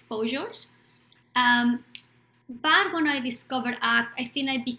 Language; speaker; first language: English; non-native, fluent; Spanish